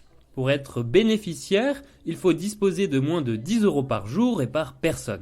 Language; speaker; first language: French; native; French